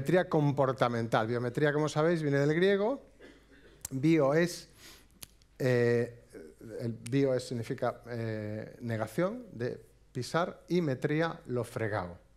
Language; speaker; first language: Spanish; native; Spanish